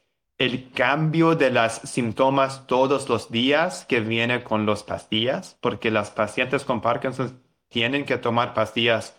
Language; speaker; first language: Spanish; non-native, learner; English